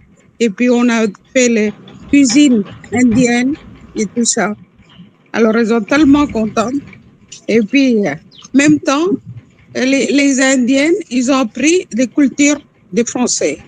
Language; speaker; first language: French; non-native, local second language; Tamil